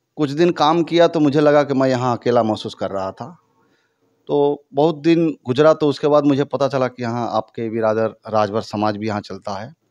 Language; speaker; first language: Hindi; native; Hindi